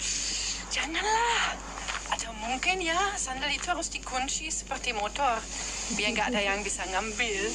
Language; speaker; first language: Indonesian; non-native, fluent; German